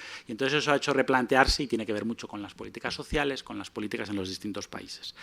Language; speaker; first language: Spanish; native; Spanish